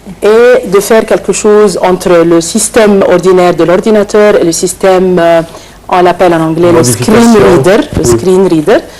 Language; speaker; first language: French; non-native, fluent; Arabic